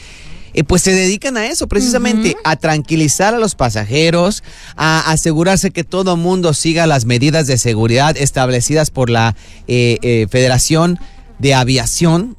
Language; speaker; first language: Spanish; native; Spanish